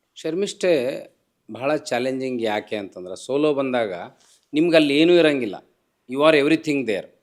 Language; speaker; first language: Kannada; native; Kannada